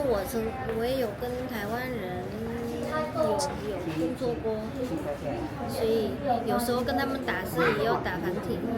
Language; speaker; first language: Chinese; non-native, fluent; Vietnamese